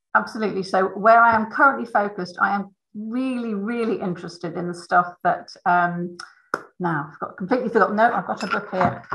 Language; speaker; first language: English; native; English